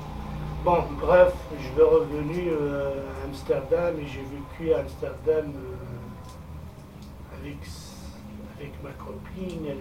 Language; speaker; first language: French; non-native, fluent; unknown